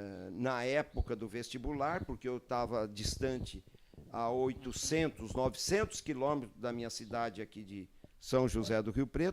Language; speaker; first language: Portuguese; early bilingual, other home language; Arabic